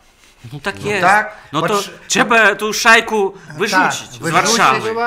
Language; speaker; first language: Polish; non-native, fluent; Russian